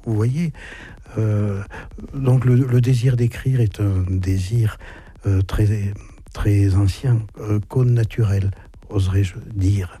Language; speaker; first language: French; native; French